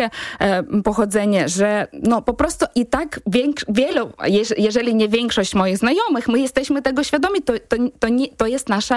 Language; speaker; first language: Polish; non-native, fluent; Ukrainian